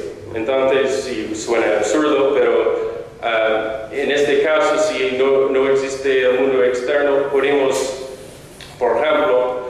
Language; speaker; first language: Spanish; non-native, fluent; English